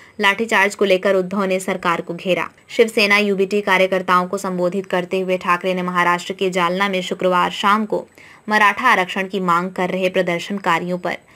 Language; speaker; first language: Hindi; non-native, local second language; Marathi